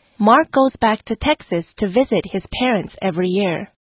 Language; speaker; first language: English; non-native, fluent; Chinese